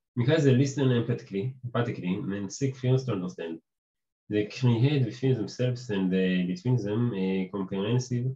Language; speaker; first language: English; non-native, fluent; Hebrew